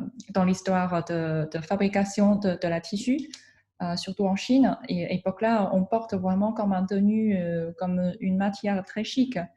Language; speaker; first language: French; non-native, fluent; Chinese